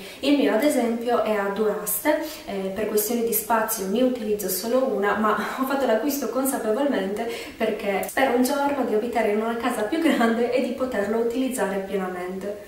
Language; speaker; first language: Italian; native; Italian